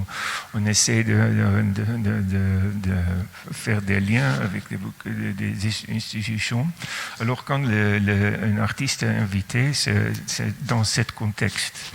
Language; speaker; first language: French; non-native, fluent; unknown